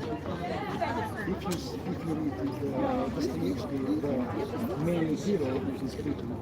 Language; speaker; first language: English; non-native, learner; Ukrainian